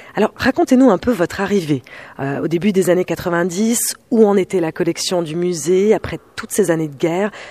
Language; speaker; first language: French; non-native, local second language; Arabic